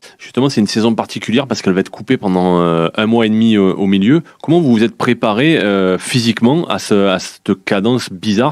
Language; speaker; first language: French; native; French